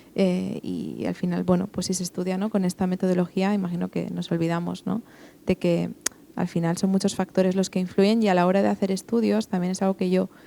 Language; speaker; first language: Spanish; non-native, local second language; Catalan